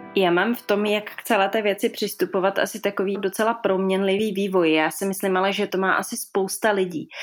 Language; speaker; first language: Czech; native; Czech